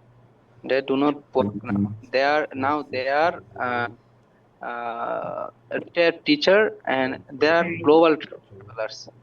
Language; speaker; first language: English; non-native, learner; Bangla